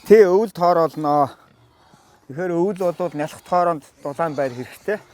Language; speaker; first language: Mongolian; native; Mongolian